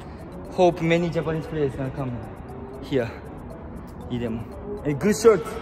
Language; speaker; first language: English; non-native, learner; Japanese